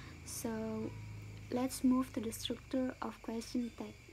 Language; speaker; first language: English; non-native, learner; Indonesian